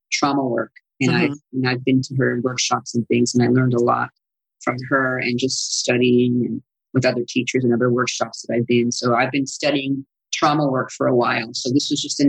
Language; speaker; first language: English; non-native, fluent; Italian